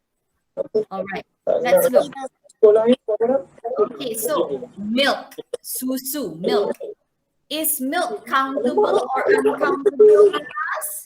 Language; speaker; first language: English; non-native, local second language; Malay